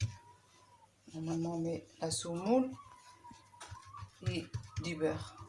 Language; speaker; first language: French; non-native, local second language; Arabic